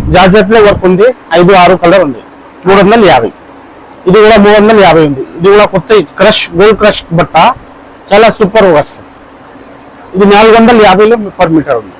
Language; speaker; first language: Telugu; non-native, local second language; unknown